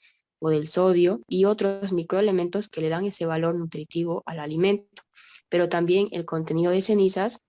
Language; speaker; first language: Spanish; native; Spanish